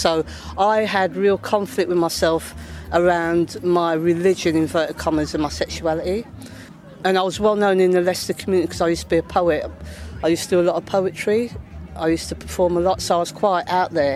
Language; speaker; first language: English; native; English